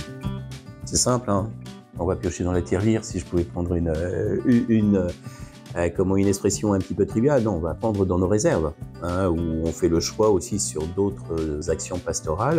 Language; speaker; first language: French; native; French